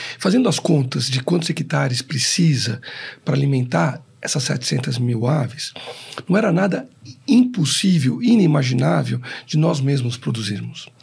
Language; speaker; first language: Portuguese; native; Portuguese